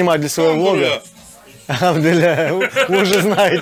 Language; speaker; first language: Russian; native; Russian